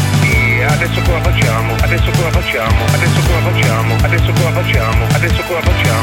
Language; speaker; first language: Italian; non-native, learner; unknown